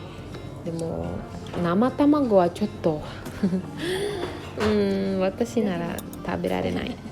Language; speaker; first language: Japanese; non-native, fluent; Indonesian